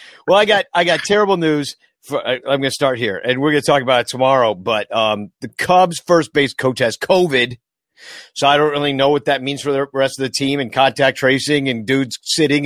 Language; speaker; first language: English; native; English